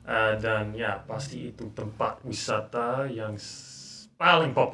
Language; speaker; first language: Indonesian; non-native, learner; English